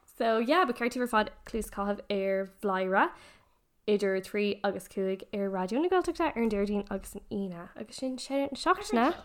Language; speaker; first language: Irish; non-native, local second language; English